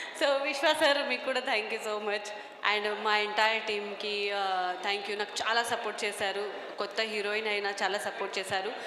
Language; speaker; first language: Telugu; non-native, fluent; Marathi